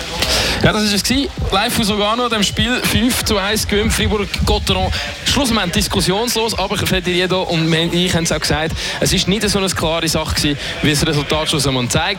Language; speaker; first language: German; native; German